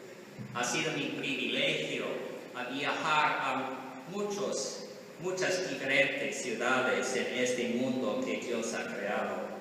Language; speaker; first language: Spanish; non-native, learner; English